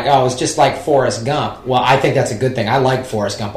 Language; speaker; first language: English; native; English